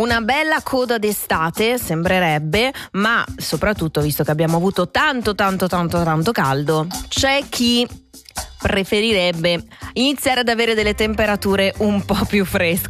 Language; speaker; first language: Italian; native; Italian